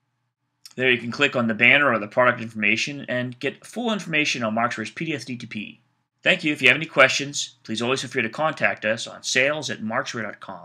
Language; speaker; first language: English; native; English